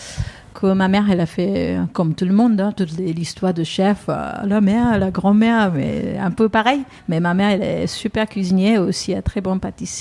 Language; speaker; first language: French; non-native, fluent; Japanese